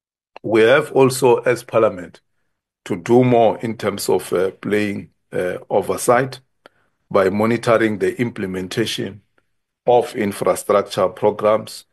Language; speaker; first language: English; non-native, local second language; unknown